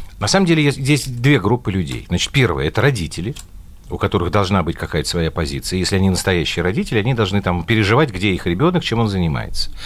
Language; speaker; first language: Russian; native; Russian